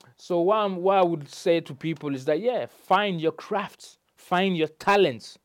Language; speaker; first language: English; non-native, fluent; French